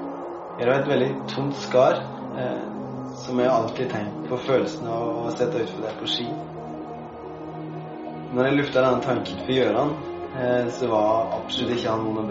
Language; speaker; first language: Norwegian; native; Norwegian